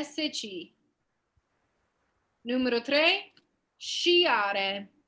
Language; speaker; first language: Italian; non-native, fluent; English